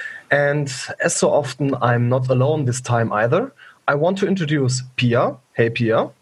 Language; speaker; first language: English; non-native, fluent; German